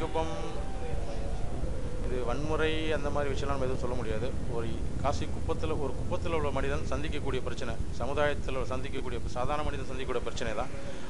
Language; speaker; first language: Tamil; native; Tamil